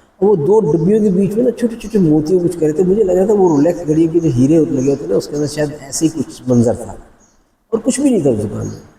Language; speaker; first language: Urdu; native; Urdu